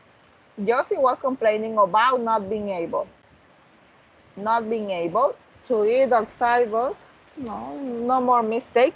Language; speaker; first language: English; non-native, learner; Spanish